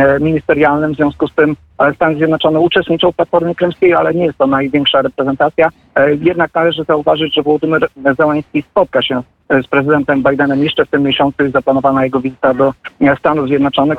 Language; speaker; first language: Polish; native; Polish